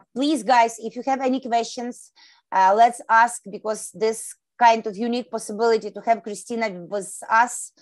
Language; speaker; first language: English; non-native, learner; Ukrainian